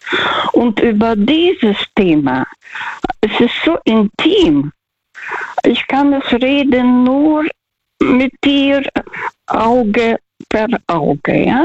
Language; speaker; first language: German; non-native, fluent; Russian